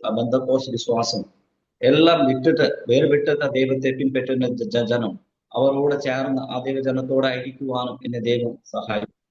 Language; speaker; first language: Malayalam; non-native, fluent; Nepali